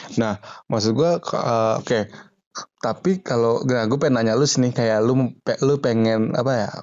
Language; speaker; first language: Indonesian; native; Indonesian